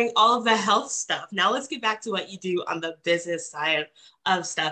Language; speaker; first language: English; native; English